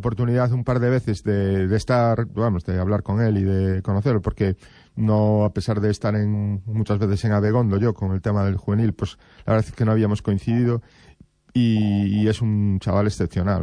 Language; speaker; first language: Spanish; native; Spanish